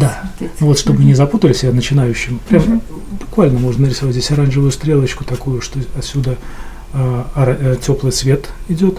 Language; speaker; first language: Russian; native; Russian